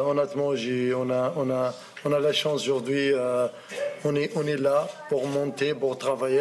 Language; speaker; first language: French; non-native, learner; Arabic